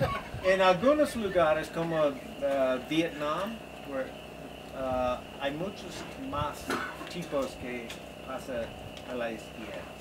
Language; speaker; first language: Spanish; non-native, learner; English